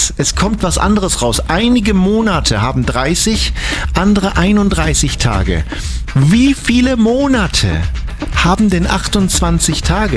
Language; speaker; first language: German; native; German